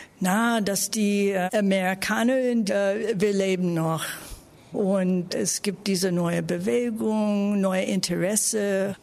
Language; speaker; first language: German; non-native, fluent; English